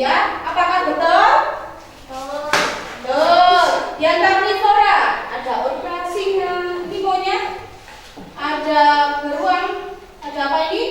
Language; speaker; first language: Indonesian; non-native, local second language; Javanese